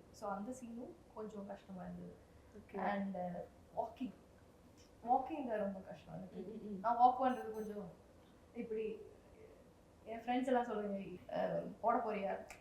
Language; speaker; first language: Tamil; non-native, fluent; Malayalam